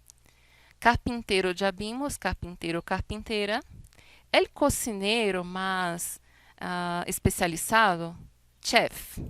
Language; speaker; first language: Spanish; non-native, fluent; Portuguese